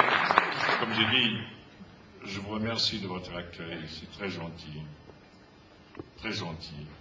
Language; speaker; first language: French; non-native, fluent; English